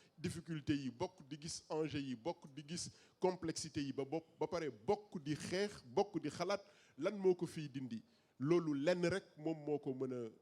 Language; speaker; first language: Wolof; native; Wolof